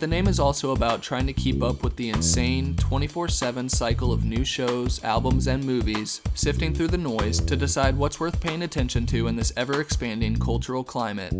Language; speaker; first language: English; native; English